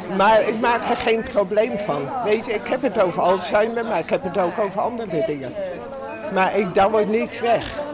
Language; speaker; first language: Dutch; native; Dutch